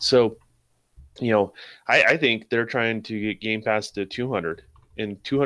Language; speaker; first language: English; native; English